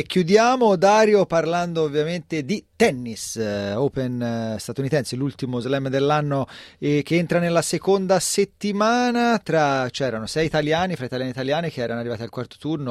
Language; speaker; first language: Italian; native; Italian